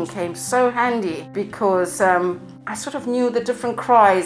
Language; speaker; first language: English; non-native, local second language; Shona